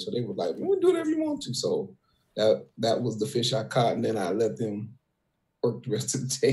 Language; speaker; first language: English; native; English